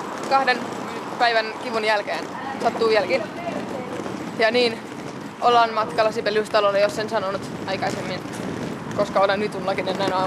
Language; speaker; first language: Finnish; native; Finnish